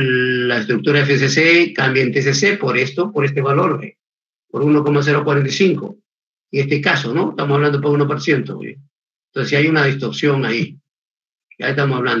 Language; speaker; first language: Spanish; native; Spanish